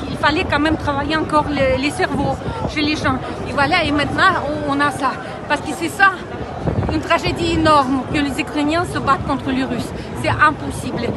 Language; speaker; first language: French; non-native, fluent; Russian